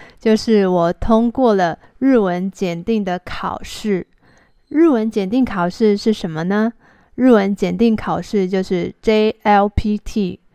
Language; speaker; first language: Chinese; native; Chinese